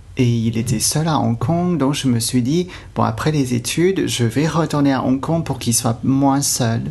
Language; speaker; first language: French; non-native, fluent; Cantonese